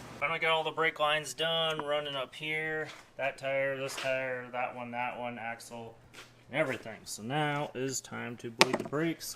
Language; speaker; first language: English; native; English